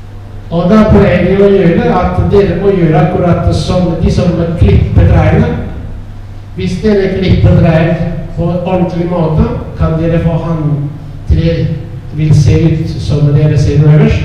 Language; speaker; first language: Norwegian; non-native, fluent; Italian